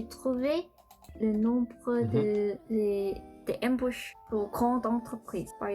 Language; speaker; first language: French; non-native, learner; Korean